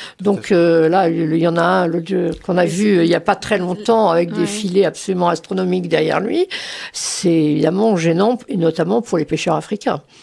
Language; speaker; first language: French; native; French